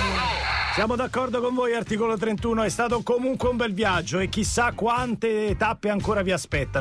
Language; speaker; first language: Italian; native; Italian